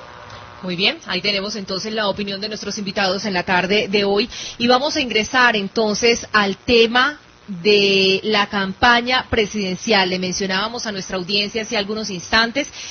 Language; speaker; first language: Spanish; native; Spanish